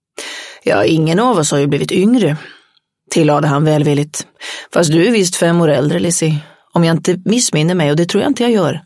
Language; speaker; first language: Swedish; native; Swedish